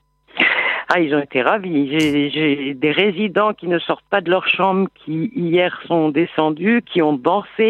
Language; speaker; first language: French; native; French